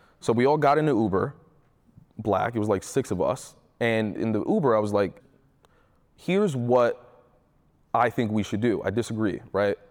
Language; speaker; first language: English; early bilingual, other home language; Spanish